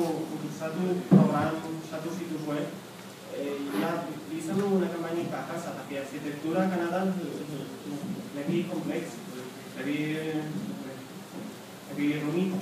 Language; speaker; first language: Indonesian; non-native, fluent; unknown